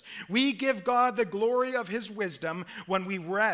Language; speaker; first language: English; native; English